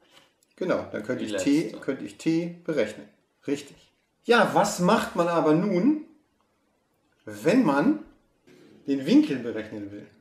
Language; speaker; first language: German; native; German